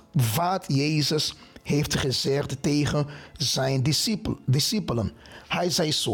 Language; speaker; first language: Dutch; non-native, fluent; Portuguese